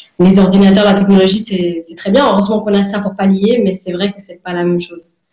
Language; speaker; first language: French; non-native, fluent; English